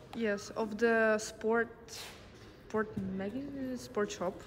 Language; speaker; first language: English; non-native, fluent; Ukrainian